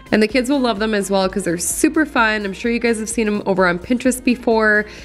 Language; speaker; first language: English; native; English